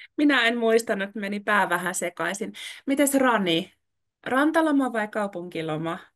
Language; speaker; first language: Finnish; native; Finnish